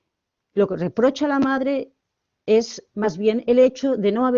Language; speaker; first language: Spanish; native; Spanish